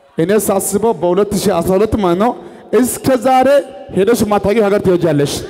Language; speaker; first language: Amharic; non-native, local second language; Wolaytta